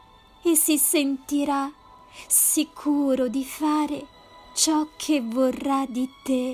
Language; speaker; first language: Italian; native; Italian